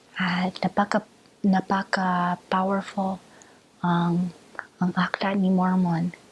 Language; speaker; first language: Filipino; native; Filipino